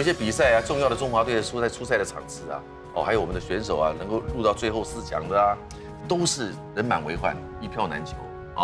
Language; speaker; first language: Chinese; native; Chinese